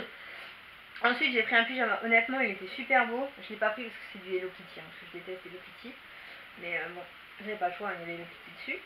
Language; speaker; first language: French; native; French